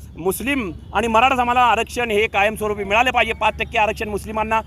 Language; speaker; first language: Marathi; native; Marathi